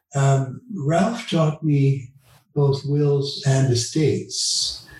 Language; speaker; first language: English; early bilingual, other home language; Dutch